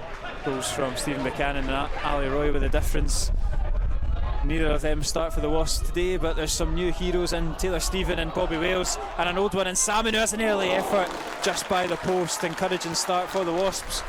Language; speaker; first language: English; native; English